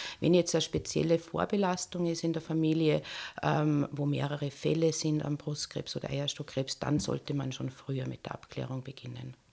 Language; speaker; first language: German; native; German